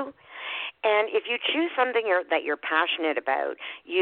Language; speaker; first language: English; native; English